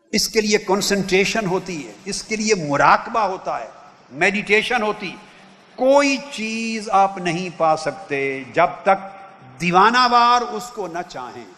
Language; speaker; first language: Urdu; non-native, local second language; Punjabi